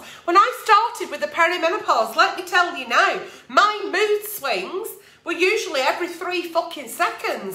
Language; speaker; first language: English; native; English